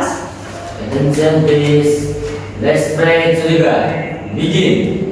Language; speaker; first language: English; non-native, learner; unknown